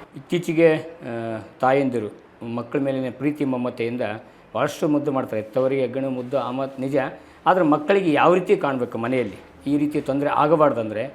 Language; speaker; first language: Kannada; native; Kannada